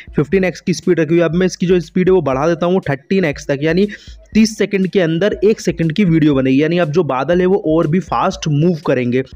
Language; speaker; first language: Hindi; native; Hindi